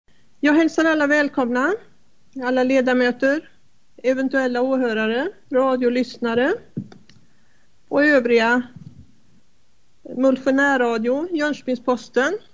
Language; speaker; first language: Swedish; native; Swedish